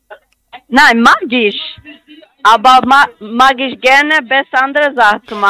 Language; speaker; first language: German; non-native, learner; Spanish